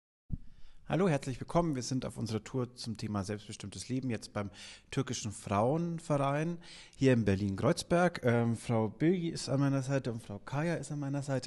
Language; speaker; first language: German; native; German